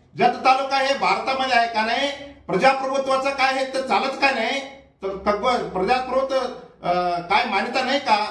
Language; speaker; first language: Marathi; non-native, local second language; Kannada